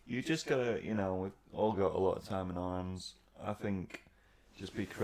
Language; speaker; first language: English; native; English